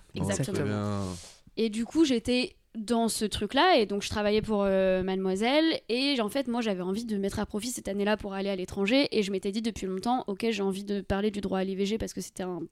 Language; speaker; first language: French; native; French